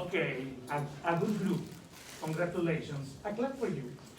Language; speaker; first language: English; non-native, learner; Spanish